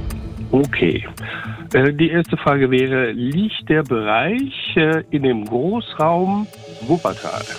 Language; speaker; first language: German; native; German